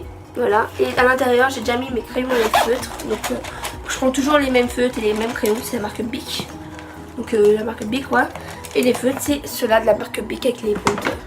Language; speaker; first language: French; native; French